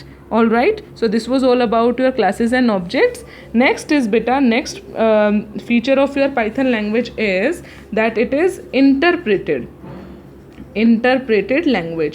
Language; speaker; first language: English; non-native, local second language; Hindi